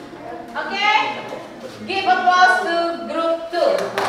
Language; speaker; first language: English; non-native, learner; Indonesian